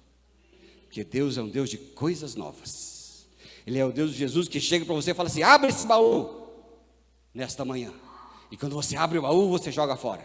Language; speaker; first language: Portuguese; native; Portuguese